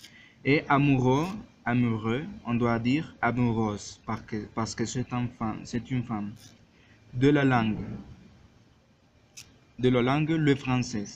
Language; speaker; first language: French; non-native, learner; Spanish